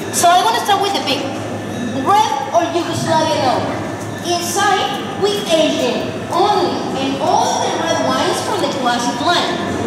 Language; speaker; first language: English; non-native, fluent; Spanish